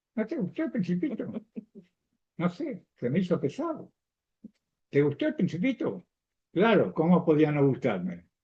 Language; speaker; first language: Spanish; native; Spanish